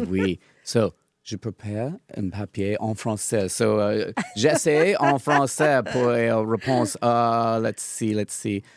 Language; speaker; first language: French; non-native, learner; English